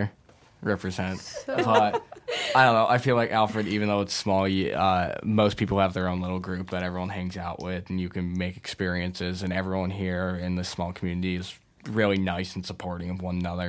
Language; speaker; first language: English; native; English